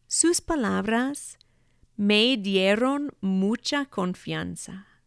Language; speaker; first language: Spanish; non-native, fluent; English